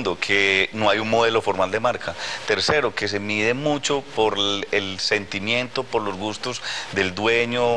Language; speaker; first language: Spanish; native; Spanish